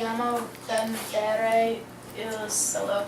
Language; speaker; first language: Italian; non-native, learner; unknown